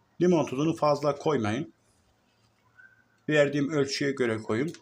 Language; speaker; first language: Turkish; native; Turkish